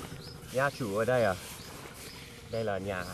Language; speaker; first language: Vietnamese; non-native, learner; English